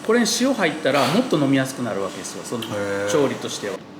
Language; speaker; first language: Japanese; native; Japanese